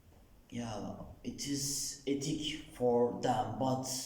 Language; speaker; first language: English; non-native, learner; Turkish